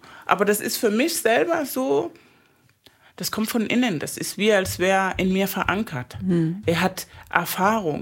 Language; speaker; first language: German; non-native, fluent; Spanish